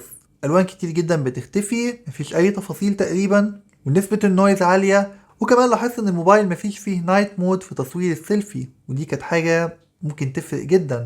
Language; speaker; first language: Arabic; native; Arabic